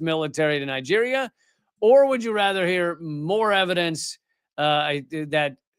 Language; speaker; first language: English; native; English